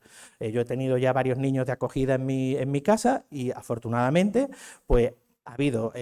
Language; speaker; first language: Spanish; native; Spanish